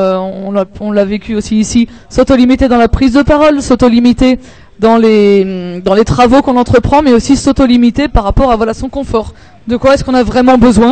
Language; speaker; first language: French; native; French